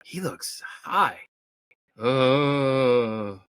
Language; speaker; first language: English; native; English